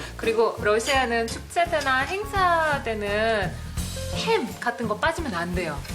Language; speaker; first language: Korean; non-native, fluent; Russian